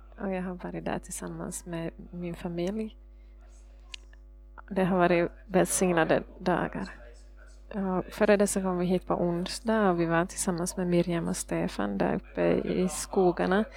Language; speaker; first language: Swedish; non-native, fluent; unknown